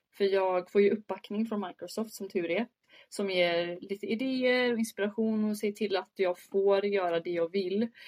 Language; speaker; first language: Swedish; early bilingual, other home language; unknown